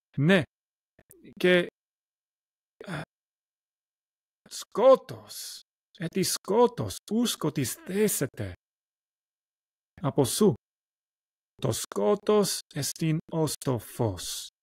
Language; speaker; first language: Greek; non-native, learner; English